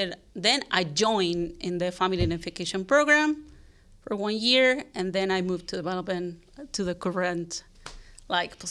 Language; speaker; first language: English; non-native, fluent; Spanish